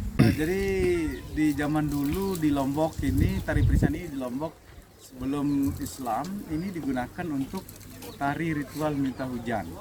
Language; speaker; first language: Indonesian; non-native, local second language; Sasak